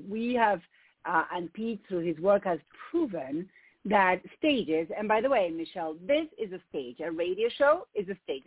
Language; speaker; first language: English; non-native, fluent; Spanish